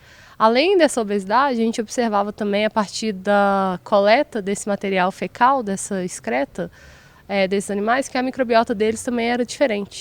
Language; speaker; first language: Portuguese; native; Portuguese